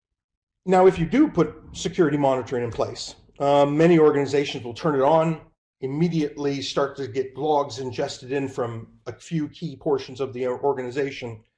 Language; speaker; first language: English; native; English